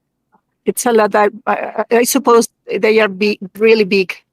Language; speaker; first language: English; non-native, learner; Spanish